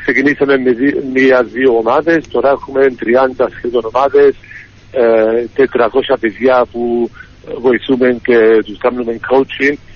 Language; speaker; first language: Greek; early bilingual, heritage; Greek